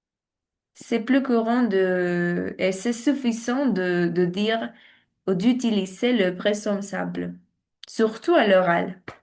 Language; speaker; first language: French; non-native, learner; Spanish